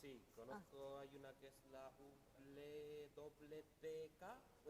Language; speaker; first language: Spanish; native; Spanish